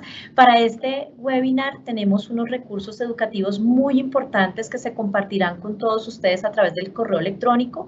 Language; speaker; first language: Spanish; native; Spanish